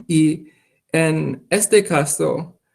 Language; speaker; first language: Spanish; non-native, fluent; English